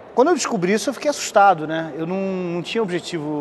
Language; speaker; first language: Portuguese; native; Portuguese